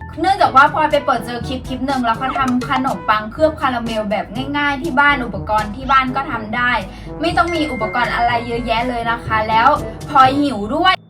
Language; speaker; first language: Thai; native; Thai